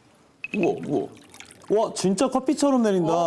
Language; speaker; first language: Korean; native; Korean